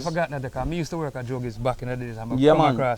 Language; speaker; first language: English; native; English